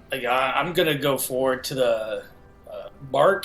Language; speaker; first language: English; native; English